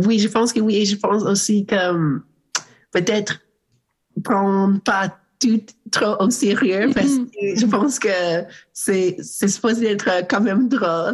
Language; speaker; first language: French; non-native, learner; English